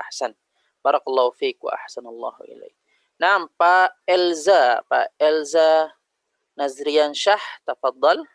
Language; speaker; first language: Indonesian; native; Indonesian